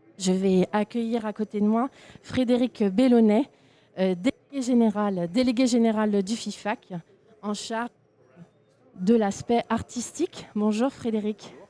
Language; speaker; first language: French; native; French